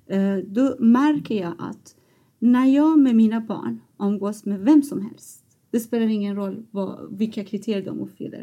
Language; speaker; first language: Swedish; non-native, fluent; Persian